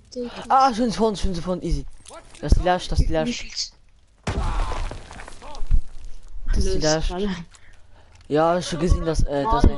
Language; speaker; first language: German; non-native, local second language; Luxembourgish